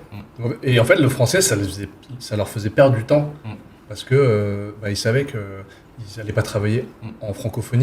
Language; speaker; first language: French; native; French